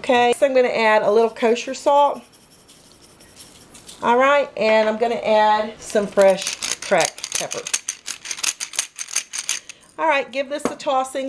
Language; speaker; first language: English; native; English